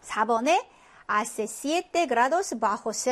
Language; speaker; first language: Spanish; non-native, fluent; Korean